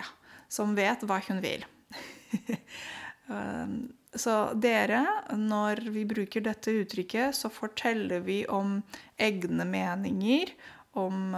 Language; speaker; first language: Norwegian; non-native, fluent; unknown